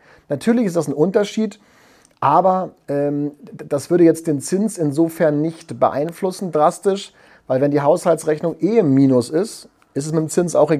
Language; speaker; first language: German; native; German